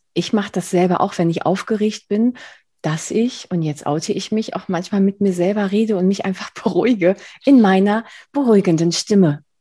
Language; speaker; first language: German; non-native, fluent; Spanish